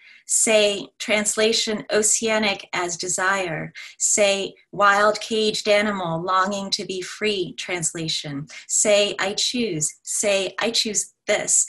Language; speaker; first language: English; native; English